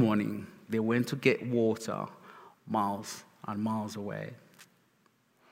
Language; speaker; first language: English; non-native, local second language; Kinyarwanda